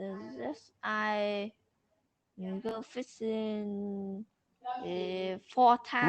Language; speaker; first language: English; non-native, learner; Vietnamese